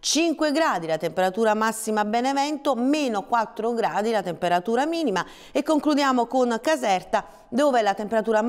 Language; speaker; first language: Italian; native; Italian